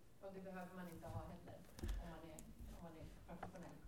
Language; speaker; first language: Swedish; native; Swedish